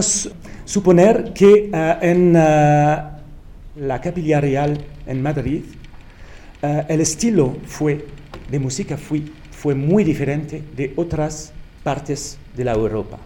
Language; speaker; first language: Spanish; non-native, fluent; French